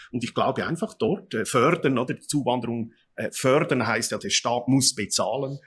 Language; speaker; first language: German; native; German